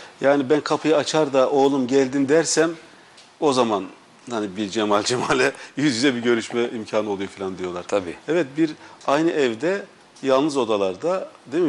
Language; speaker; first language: Turkish; native; Turkish